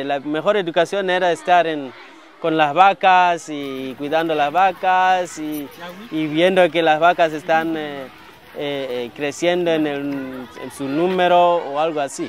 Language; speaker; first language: Spanish; non-native, fluent; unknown